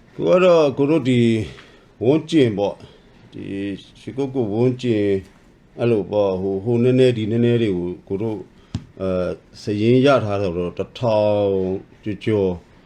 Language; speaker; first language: Burmese; non-native, local second language; S'gaw Karen